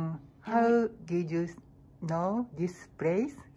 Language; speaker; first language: English; non-native, learner; Japanese